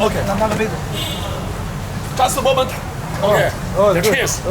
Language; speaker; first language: English; non-native, learner; Chinese